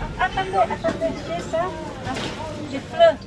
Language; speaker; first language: French; non-native, learner; Thai